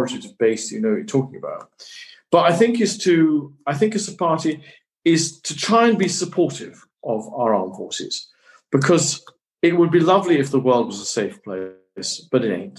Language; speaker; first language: English; native; English